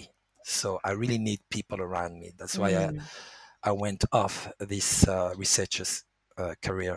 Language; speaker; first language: English; non-native, fluent; French